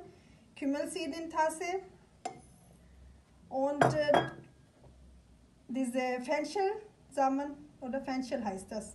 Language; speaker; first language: German; non-native, learner; Urdu